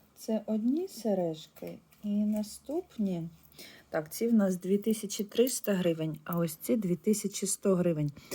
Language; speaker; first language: Ukrainian; non-native, local second language; Russian